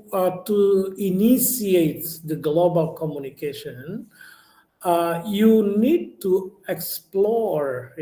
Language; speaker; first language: English; non-native, learner; Indonesian